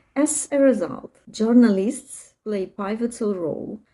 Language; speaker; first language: English; non-native, learner; Ukrainian